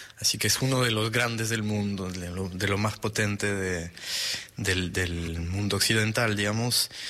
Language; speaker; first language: Spanish; non-native, fluent; French